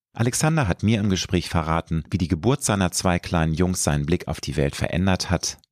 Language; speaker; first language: German; native; German